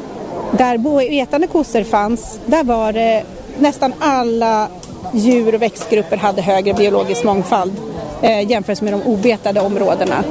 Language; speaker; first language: Swedish; native; Swedish